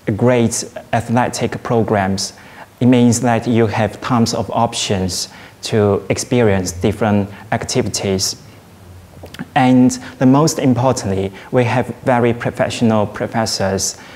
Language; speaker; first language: English; non-native, fluent; Chinese